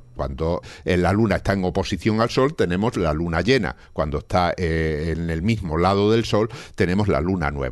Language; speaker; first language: Spanish; native; Spanish